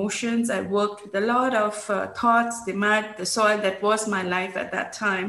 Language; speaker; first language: English; non-native, local second language; Bangla